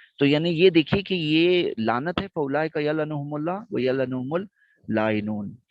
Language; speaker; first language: Urdu; non-native, local second language; Gujarati